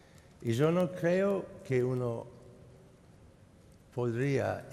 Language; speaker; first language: Spanish; non-native, fluent; English